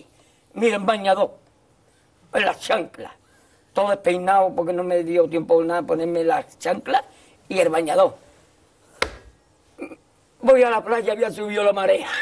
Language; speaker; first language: Spanish; native; Spanish